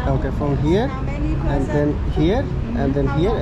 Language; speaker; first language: English; non-native, local second language; Hindi